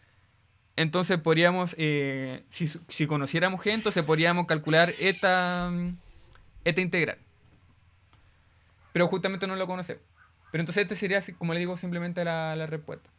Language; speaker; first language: Spanish; native; Spanish